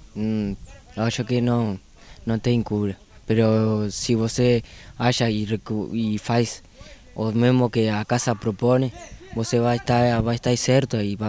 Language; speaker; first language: Portuguese; non-native, learner; Spanish